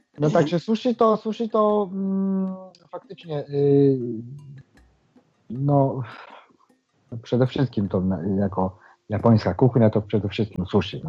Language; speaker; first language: Polish; non-native, fluent; Japanese